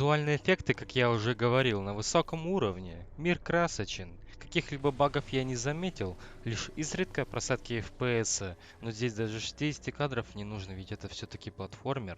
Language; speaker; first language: Russian; native; Russian